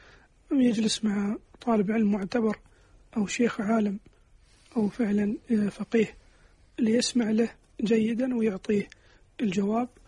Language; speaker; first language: Arabic; native; Arabic